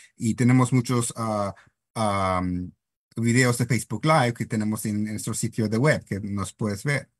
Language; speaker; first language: Spanish; non-native, fluent; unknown